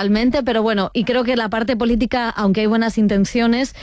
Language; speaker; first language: Spanish; native; Spanish